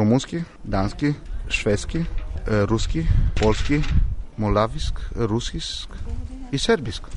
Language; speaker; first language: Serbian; non-native, learner; Romanian